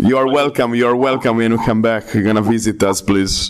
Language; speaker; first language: English; non-native, fluent; Italian